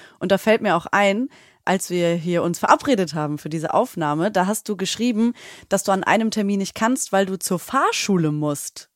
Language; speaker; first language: German; native; German